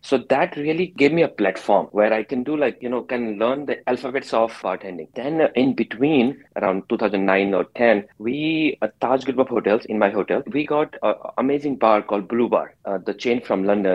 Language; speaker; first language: English; non-native, local second language; Hindi